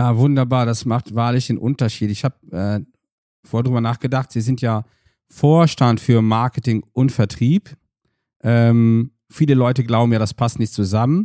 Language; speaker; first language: German; native; German